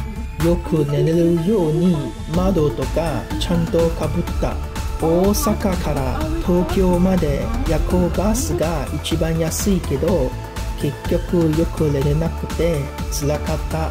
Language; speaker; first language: Japanese; non-native, fluent; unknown